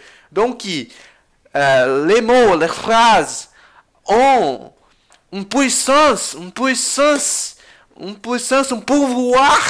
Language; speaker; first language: French; non-native, learner; Portuguese